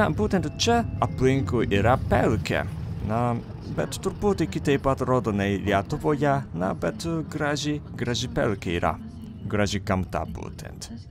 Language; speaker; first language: Lithuanian; non-native, fluent; Japanese